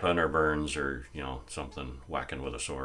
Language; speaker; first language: English; native; English